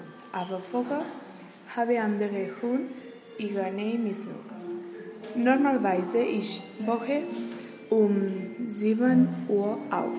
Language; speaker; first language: German; non-native, learner; Catalan